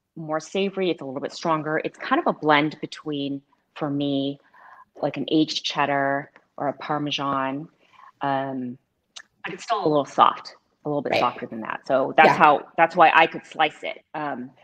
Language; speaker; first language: English; native; English